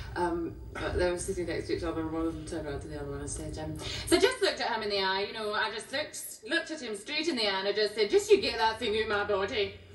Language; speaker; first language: English; native; English